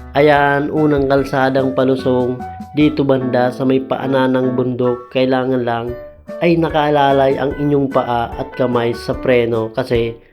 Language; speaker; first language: Filipino; non-native, local second language; Bikol